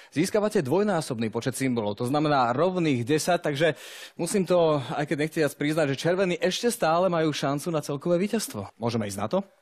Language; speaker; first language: Slovak; native; Slovak